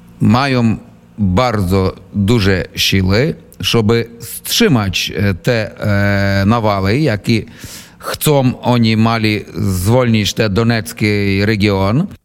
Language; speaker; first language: Polish; non-native, learner; Ukrainian